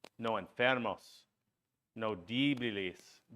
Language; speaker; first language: Spanish; non-native, learner; English